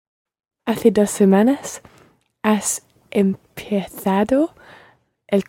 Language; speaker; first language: Spanish; non-native, learner; English